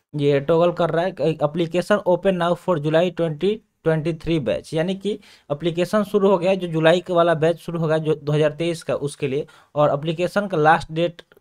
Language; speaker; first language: Hindi; native; Hindi